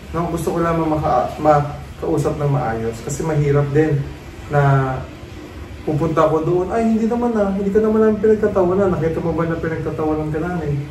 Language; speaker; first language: Filipino; native; Filipino